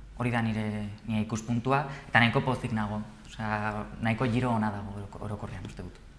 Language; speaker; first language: Basque; non-native, local second language; Spanish